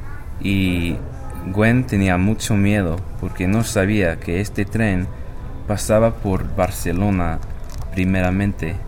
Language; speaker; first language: Spanish; non-native, learner; English